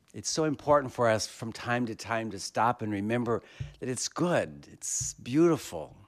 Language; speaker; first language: English; native; English